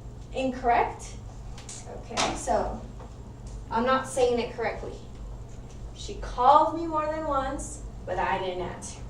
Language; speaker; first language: English; non-native, fluent; Spanish